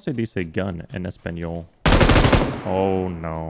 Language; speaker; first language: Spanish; non-native, learner; English